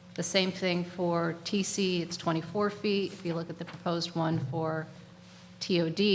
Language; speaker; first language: English; native; English